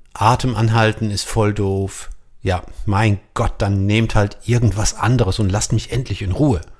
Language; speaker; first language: German; native; German